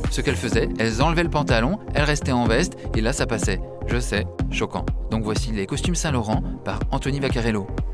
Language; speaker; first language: French; native; French